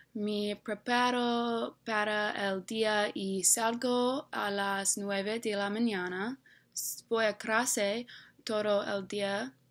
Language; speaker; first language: Spanish; non-native, learner; English